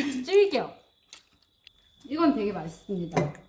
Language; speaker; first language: Korean; native; Korean